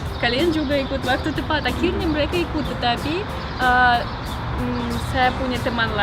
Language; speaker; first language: Indonesian; non-native, learner; Russian